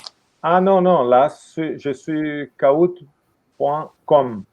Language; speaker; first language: French; non-native, fluent; Portuguese